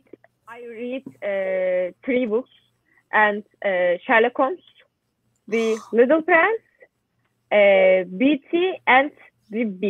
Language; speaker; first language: English; non-native, learner; Turkish